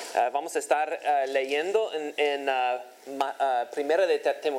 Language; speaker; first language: Spanish; non-native, fluent; English